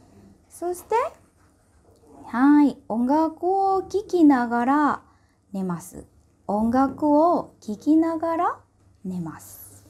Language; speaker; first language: Japanese; non-native, fluent; Indonesian